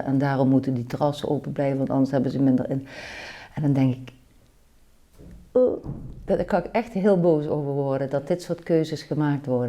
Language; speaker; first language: Dutch; native; Dutch